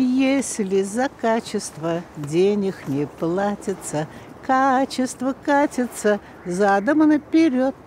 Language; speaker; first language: Russian; native; Russian